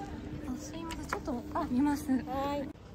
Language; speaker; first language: Japanese; non-native, fluent; Korean